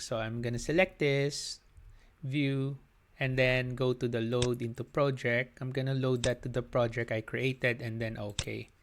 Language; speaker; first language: English; non-native, local second language; Filipino